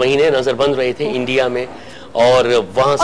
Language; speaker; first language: Urdu; native; Urdu